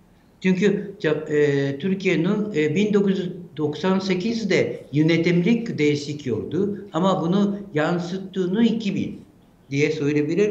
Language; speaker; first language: Turkish; non-native, fluent; Japanese